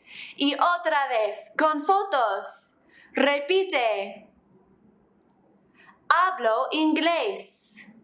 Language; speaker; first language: Spanish; non-native, fluent; English